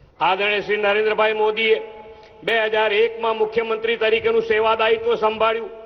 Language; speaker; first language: Gujarati; native; Gujarati